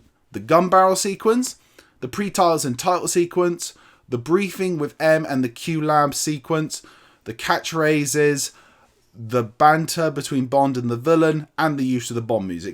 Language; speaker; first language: English; native; English